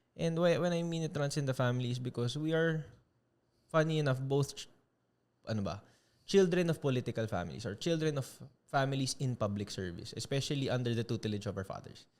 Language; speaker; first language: English; non-native, local second language; Filipino